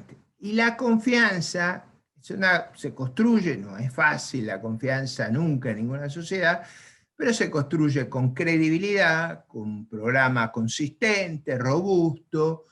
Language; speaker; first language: Spanish; native; Spanish